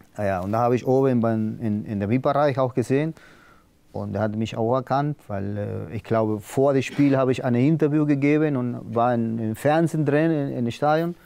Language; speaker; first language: German; non-native, learner; Spanish